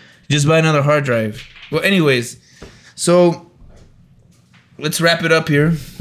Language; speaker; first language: English; early bilingual, other home language; Spanish